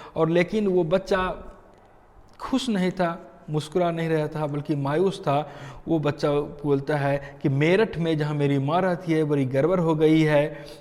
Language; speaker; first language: Hindi; native; Hindi